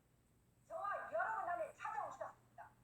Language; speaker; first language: Korean; native; Korean